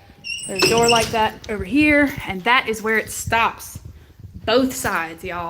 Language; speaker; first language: English; native; English